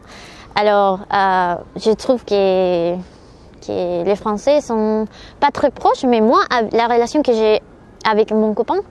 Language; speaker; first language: French; non-native, learner; Spanish